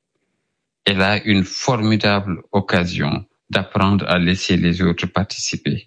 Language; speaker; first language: French; non-native, local second language; Wolof